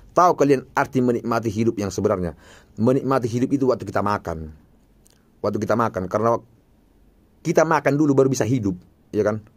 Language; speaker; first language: Indonesian; non-native, local second language; Batak Toba